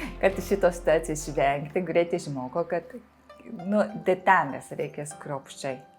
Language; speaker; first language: Lithuanian; non-native, fluent; Japanese